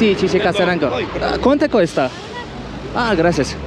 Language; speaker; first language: Spanish; non-native, learner; Turkish